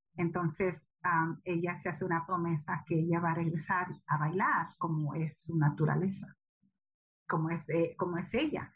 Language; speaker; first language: Spanish; early bilingual, heritage; Spanish